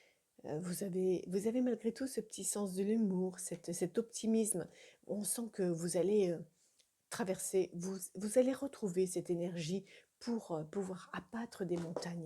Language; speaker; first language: French; native; French